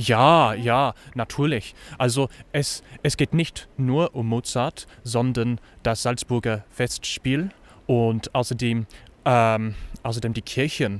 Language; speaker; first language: German; non-native, learner; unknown